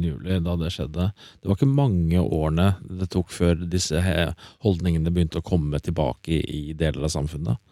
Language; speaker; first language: Norwegian; native; Norwegian